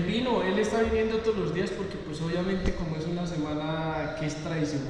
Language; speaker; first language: Spanish; native; Spanish